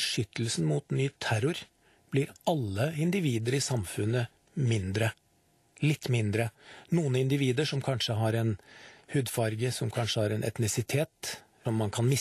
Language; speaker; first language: Norwegian; native; Norwegian